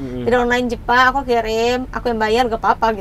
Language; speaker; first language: Indonesian; non-native, fluent; Japanese